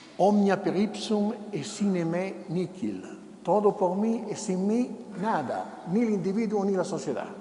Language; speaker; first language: Spanish; non-native, fluent; Italian